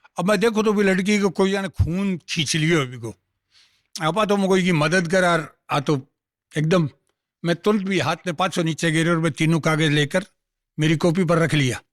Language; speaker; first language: Hindi; non-native, local second language; Marwari